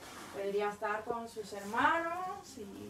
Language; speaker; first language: Spanish; native; Spanish